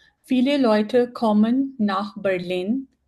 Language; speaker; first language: German; non-native, learner; Hindi